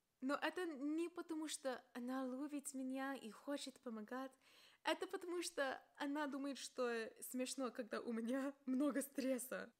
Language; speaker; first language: Russian; non-native, fluent; English